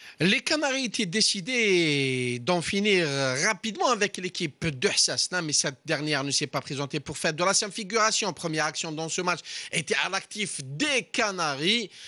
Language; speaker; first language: French; non-native, local second language; Arabic